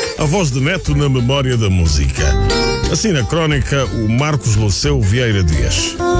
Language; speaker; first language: Portuguese; native; Portuguese